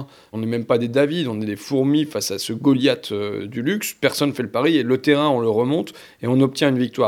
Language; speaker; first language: French; native; French